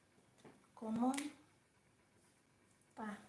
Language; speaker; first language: French; non-native, learner; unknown